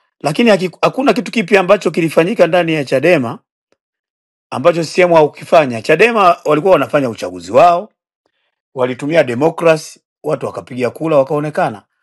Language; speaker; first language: Swahili; native; Swahili